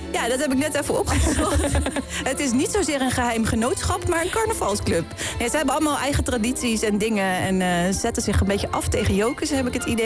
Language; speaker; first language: Dutch; native; Dutch